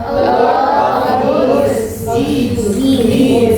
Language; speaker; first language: English; non-native, fluent; Indonesian